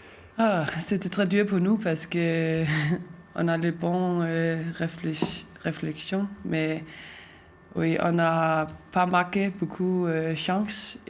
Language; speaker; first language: French; non-native, learner; Danish